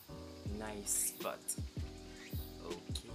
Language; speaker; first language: Japanese; non-native, fluent; French